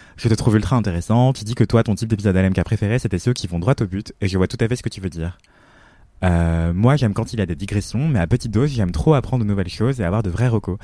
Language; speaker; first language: French; native; French